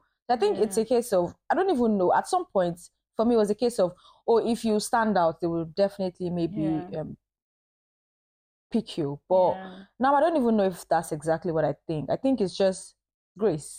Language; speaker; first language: English; non-native, local second language; Yoruba